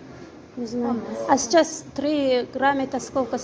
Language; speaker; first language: Russian; non-native, learner; Tajik